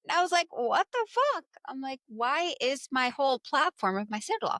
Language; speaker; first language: English; native; English